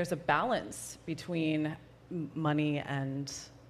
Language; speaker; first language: English; native; English